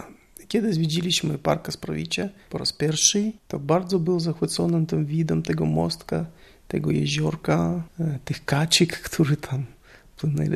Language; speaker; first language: Polish; non-native, learner; Russian